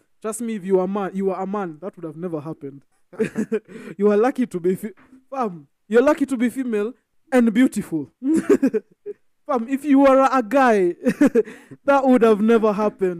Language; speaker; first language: English; non-native, local second language; Swahili